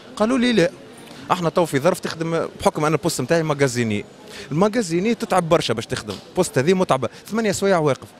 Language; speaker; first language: Arabic; native; Arabic